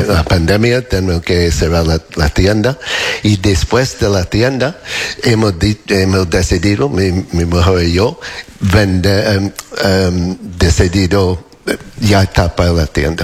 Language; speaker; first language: Spanish; non-native, learner; English